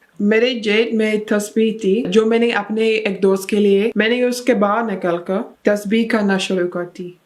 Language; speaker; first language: Urdu; non-native, learner; English